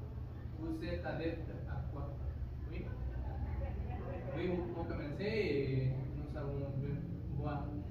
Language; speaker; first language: French; non-native, fluent; Spanish